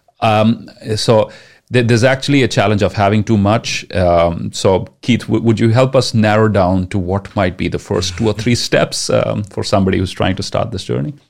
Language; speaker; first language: English; non-native, local second language; Punjabi